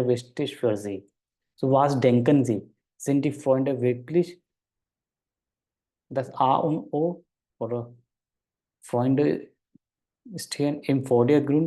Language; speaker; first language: German; non-native, fluent; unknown